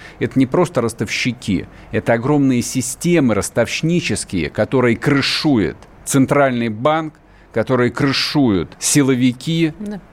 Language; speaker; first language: Russian; native; Russian